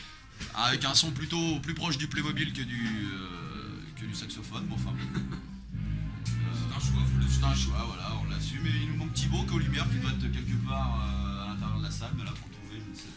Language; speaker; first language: French; native; French